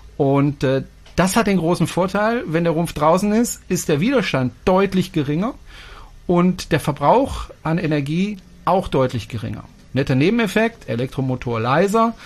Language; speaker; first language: German; non-native, fluent; French